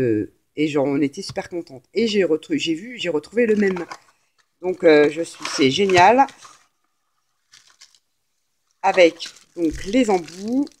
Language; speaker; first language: French; native; French